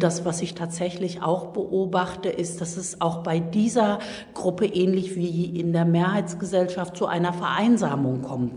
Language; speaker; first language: German; early bilingual, other home language; Turkish